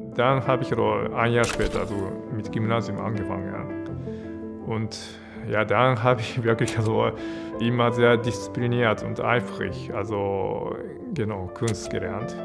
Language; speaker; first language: German; non-native, fluent; Japanese